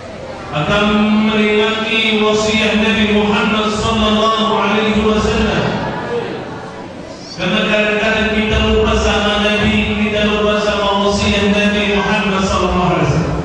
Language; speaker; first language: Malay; non-native, fluent; Arabic